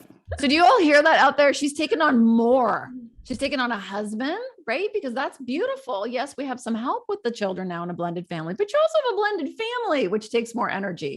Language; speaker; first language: English; native; English